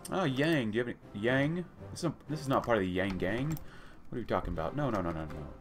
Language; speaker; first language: English; native; English